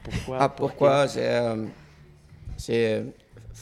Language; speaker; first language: French; non-native, learner; Portuguese